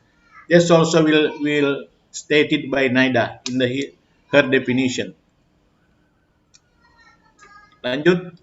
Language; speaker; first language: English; non-native, fluent; Indonesian